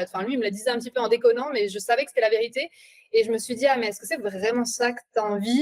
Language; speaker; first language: French; native; French